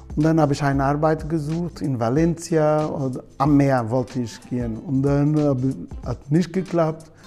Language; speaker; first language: German; non-native, learner; Portuguese